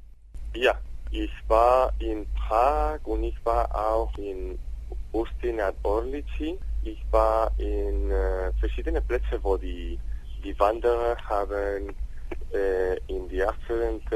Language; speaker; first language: German; non-native, learner; Spanish